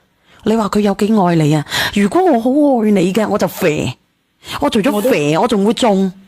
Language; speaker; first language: Cantonese; native; Cantonese